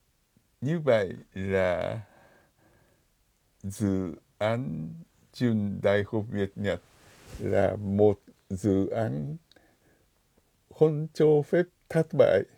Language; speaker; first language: Vietnamese; non-native, fluent; Japanese